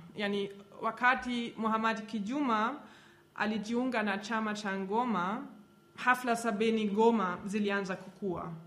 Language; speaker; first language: Swahili; non-native, fluent; German